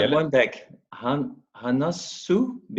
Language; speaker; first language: English; non-native, learner; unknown